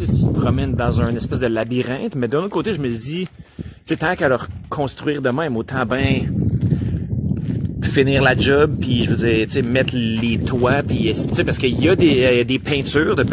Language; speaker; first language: French; native; French